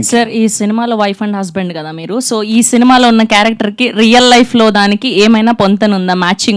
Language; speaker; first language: Telugu; native; Telugu